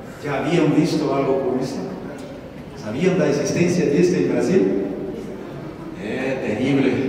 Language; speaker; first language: Spanish; non-native, learner; Portuguese